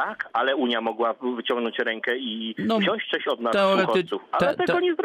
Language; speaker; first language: Polish; native; Polish